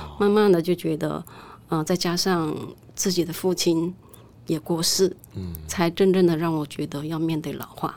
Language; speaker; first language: Chinese; native; Chinese